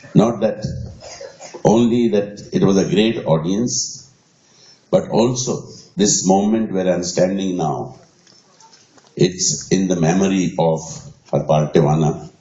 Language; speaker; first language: English; non-native, local second language; Punjabi